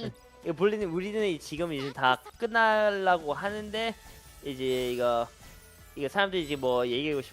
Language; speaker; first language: Korean; early bilingual, heritage; Korean